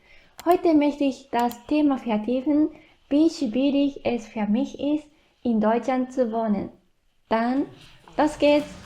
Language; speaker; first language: German; non-native, fluent; Japanese